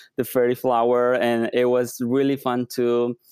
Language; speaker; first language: English; non-native, fluent; Spanish